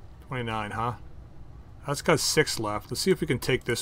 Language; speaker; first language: English; native; English